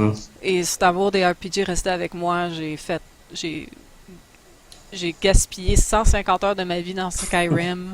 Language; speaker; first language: French; native; French